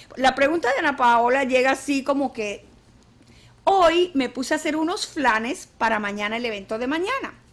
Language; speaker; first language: Spanish; native; Spanish